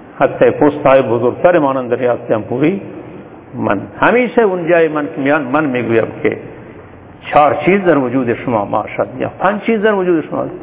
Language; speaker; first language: Persian; non-native, local second language; Turkmen